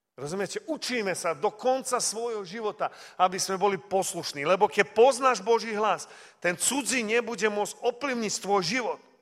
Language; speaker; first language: Slovak; early bilingual, heritage; Slovak